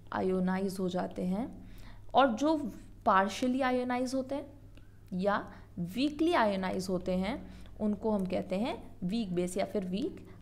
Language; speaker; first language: Hindi; native; Hindi